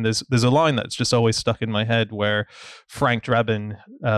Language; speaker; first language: English; native; English